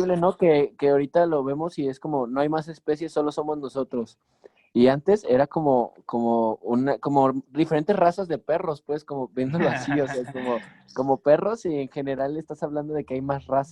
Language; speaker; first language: Spanish; native; Spanish